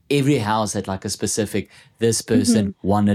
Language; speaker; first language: English; non-native, local second language; Afrikaans